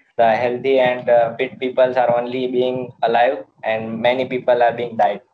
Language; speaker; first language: English; non-native, local second language; Gujarati